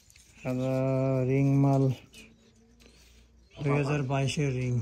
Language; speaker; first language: Arabic; non-native, learner; Bangla